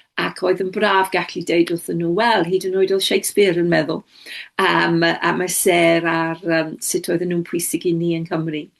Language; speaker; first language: Welsh; non-native, local second language; English